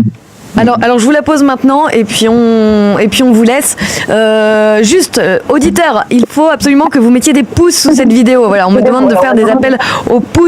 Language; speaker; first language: French; native; French